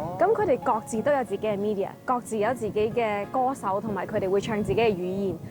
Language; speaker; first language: Cantonese; non-native, fluent; Chinese